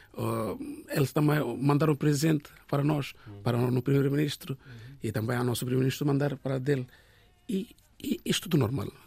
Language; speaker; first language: Portuguese; non-native, learner; Bangla